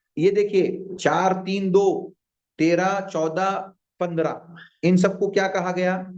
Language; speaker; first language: Urdu; native; Urdu